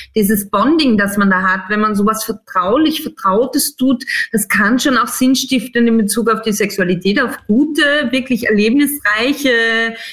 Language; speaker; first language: German; native; German